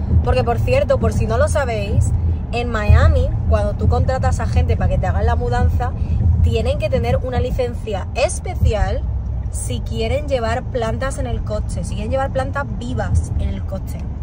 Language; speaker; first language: Spanish; native; Spanish